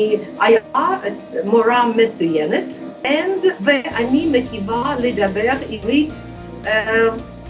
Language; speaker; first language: Hebrew; non-native, learner; English